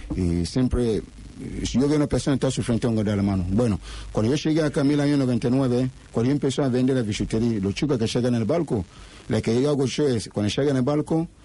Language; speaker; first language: Spanish; non-native, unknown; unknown